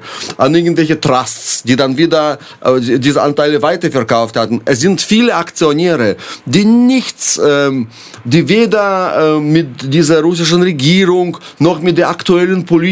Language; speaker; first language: German; non-native, fluent; Russian